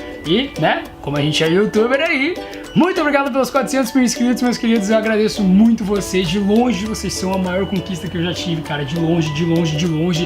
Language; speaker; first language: Portuguese; native; Portuguese